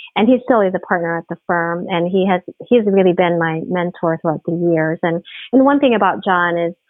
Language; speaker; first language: English; non-native, local second language; Filipino